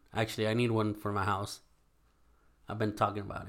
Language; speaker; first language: English; early bilingual, other home language; Spanish